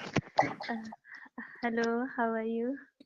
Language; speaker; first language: English; non-native, learner; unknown